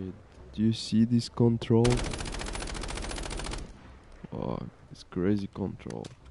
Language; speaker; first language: English; non-native, learner; Ukrainian